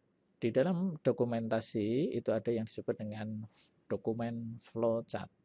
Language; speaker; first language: Indonesian; native; Indonesian